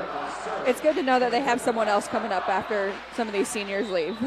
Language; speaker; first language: English; native; English